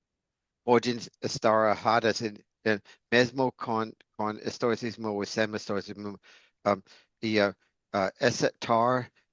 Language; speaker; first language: Portuguese; non-native, fluent; English